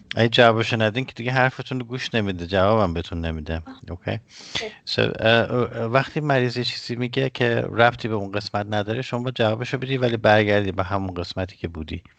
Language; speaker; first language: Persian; native; Persian